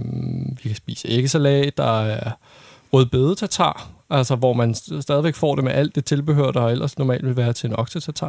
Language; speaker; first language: Danish; native; Danish